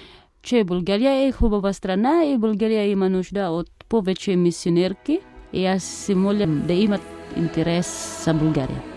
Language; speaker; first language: Bulgarian; non-native, fluent; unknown